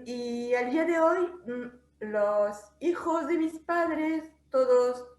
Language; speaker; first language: Spanish; non-native, fluent; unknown